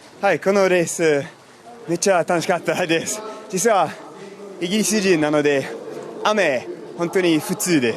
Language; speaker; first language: Japanese; non-native, learner; English